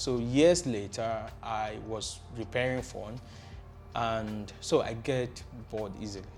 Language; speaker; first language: English; non-native, local second language; Yoruba